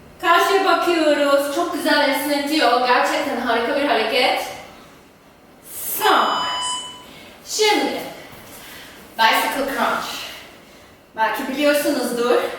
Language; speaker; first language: Turkish; non-native, fluent; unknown